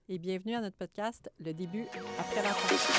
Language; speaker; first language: French; native; French